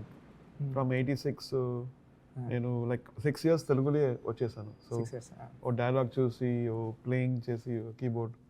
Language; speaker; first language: Telugu; non-native, learner; Tamil